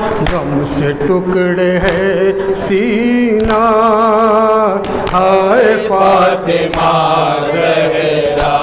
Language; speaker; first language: Urdu; native; Urdu